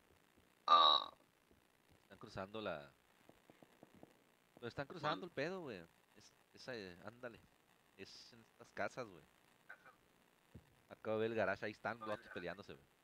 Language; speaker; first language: Spanish; native; Spanish